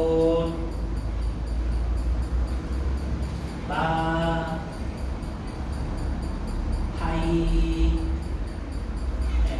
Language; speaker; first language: Vietnamese; non-native, learner; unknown